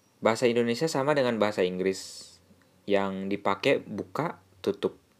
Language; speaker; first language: Indonesian; native; Indonesian